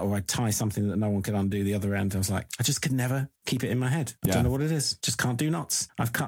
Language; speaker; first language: English; native; English